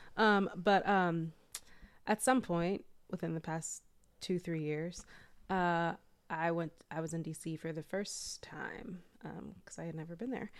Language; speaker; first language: English; native; English